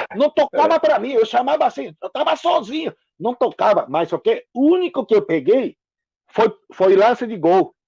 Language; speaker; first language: Portuguese; non-native, fluent; Japanese